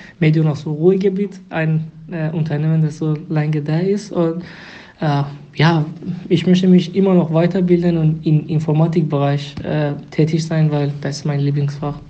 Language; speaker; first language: German; non-native, fluent; Persian